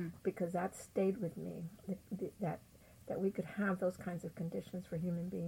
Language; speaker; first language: English; native; English